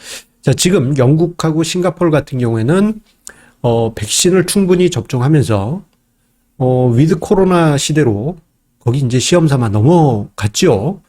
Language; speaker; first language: Korean; native; Korean